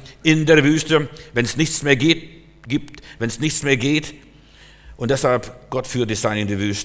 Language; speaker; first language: German; native; German